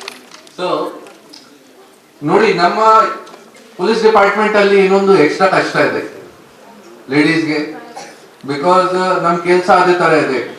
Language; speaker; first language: Kannada; non-native, local second language; Hindi